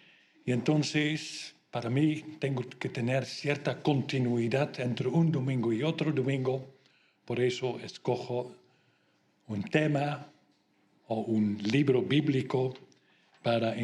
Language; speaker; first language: Spanish; non-native, fluent; Dutch